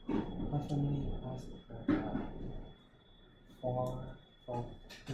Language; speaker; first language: English; non-native, learner; Vietnamese